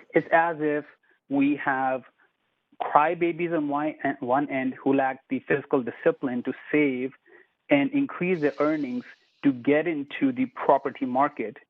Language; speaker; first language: English; non-native, local second language; Punjabi